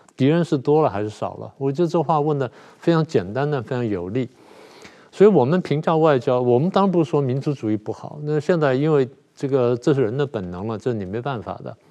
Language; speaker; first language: Chinese; native; Chinese